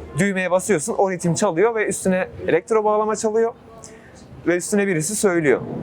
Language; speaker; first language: Turkish; non-native, local second language; Kurdish